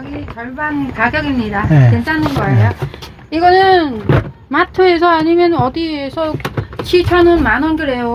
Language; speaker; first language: Korean; non-native, fluent; Vietnamese